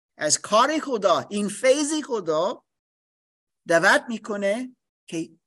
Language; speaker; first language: Persian; non-native, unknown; English